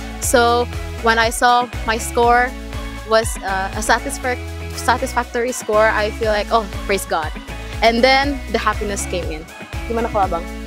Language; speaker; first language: English; early bilingual, other home language; Indonesian